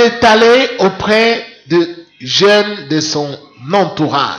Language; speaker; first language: French; non-native, local second language; Lingala